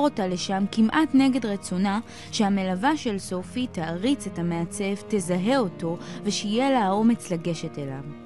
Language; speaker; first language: Hebrew; native; Hebrew